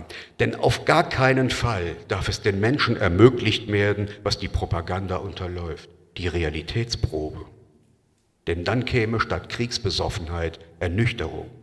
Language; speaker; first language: German; native; German